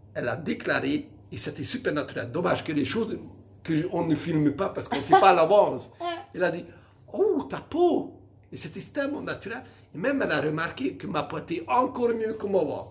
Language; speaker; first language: French; non-native, fluent; Hungarian